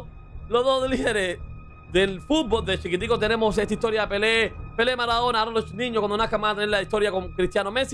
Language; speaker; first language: Spanish; native; Spanish